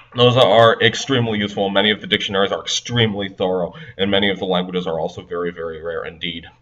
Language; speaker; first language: English; native; English